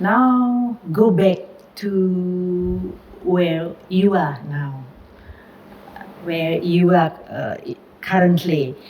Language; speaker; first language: English; non-native, learner; Indonesian